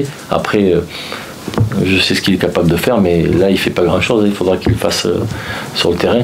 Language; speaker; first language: French; native; French